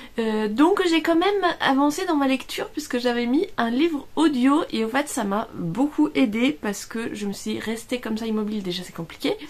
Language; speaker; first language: French; non-native, fluent; Italian